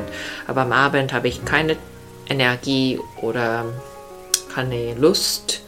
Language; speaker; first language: German; non-native, learner; Korean